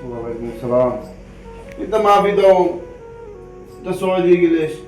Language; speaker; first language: Arabic; non-native, learner; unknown